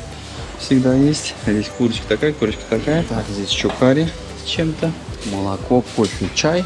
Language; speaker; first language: Russian; native; Russian